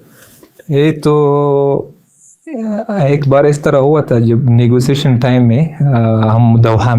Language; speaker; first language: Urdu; non-native, learner; Pashto